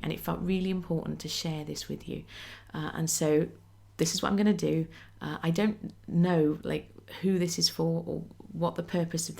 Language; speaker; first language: English; native; English